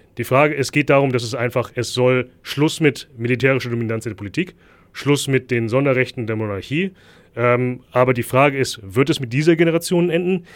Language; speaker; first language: German; early bilingual, other home language; Thai